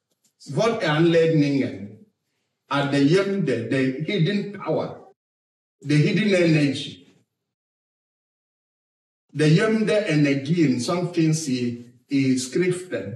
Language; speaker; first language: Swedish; non-native, fluent; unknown